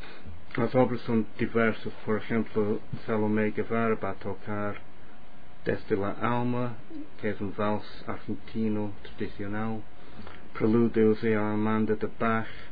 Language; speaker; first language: Spanish; non-native, fluent; English